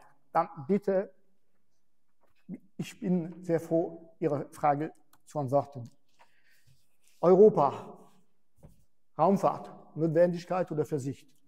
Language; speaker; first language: German; non-native, fluent; French